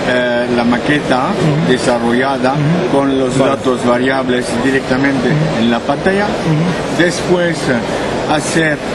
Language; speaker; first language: Spanish; non-native, learner; French